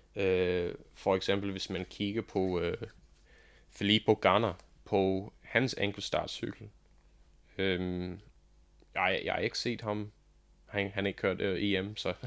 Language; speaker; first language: Danish; non-native, fluent; English